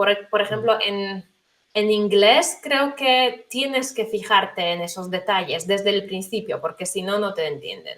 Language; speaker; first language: Spanish; non-native, fluent; Polish